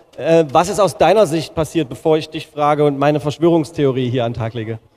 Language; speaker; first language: German; native; German